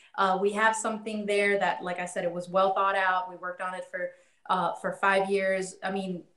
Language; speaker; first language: English; native; English